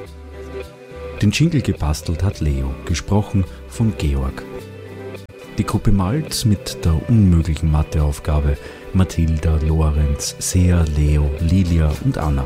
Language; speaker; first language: German; native; German